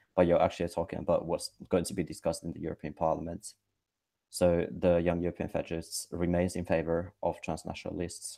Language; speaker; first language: English; non-native, fluent; Finnish